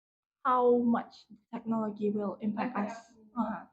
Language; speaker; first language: English; non-native, learner; Indonesian